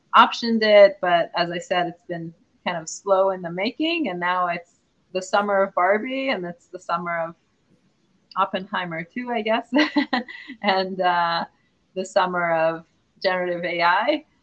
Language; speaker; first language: English; non-native, fluent; Hebrew